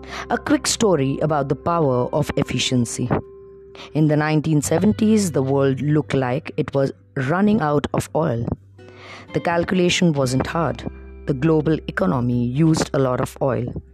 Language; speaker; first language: English; non-native, local second language; Marathi